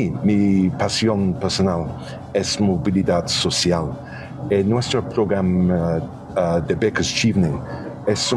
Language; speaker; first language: Spanish; non-native, fluent; English